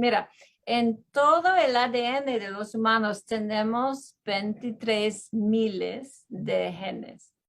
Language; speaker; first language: Spanish; early bilingual, heritage; Spanish